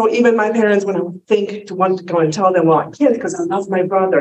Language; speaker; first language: English; non-native, fluent; Polish